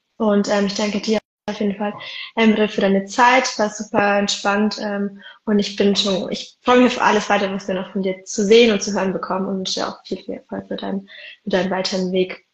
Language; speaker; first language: German; early bilingual, other home language; Arabic